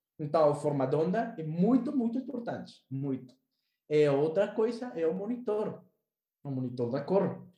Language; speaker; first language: Portuguese; non-native, learner; Spanish